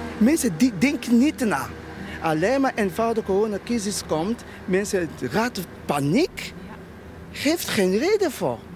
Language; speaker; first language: Dutch; non-native, fluent; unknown